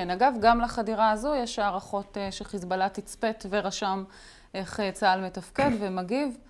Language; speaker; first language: Hebrew; native; Hebrew